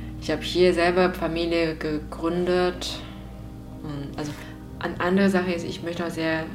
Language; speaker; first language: German; non-native, fluent; Chinese